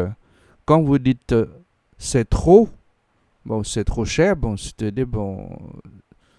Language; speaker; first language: French; non-native, fluent; Khmer